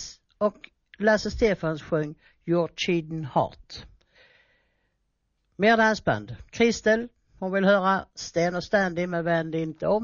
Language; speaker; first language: Swedish; native; Swedish